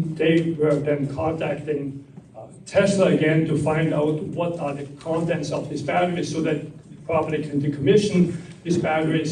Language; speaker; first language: English; non-native, fluent; German